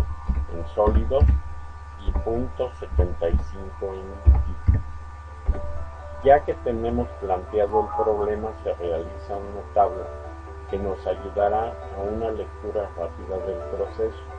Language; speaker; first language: Spanish; native; Spanish